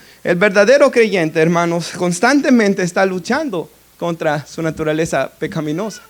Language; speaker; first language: Spanish; native; Spanish